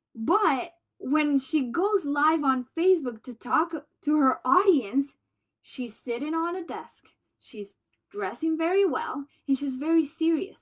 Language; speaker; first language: English; non-native, fluent; Spanish